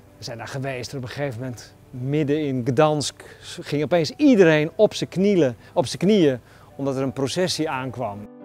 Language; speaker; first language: Dutch; native; Dutch